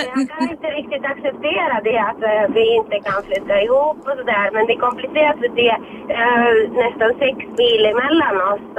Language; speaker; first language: Swedish; non-native, fluent; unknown